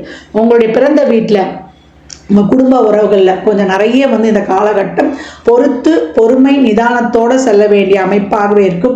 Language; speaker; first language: Tamil; native; Tamil